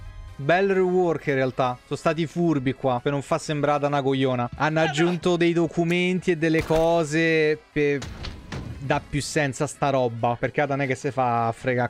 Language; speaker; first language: Italian; native; Italian